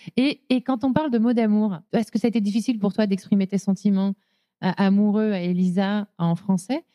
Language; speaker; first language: French; native; French